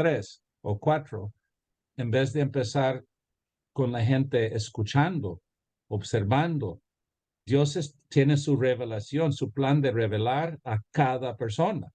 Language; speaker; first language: Spanish; early bilingual, heritage; Spanish